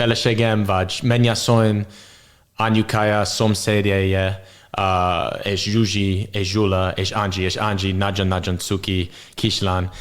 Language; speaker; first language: Hungarian; non-native, learner; English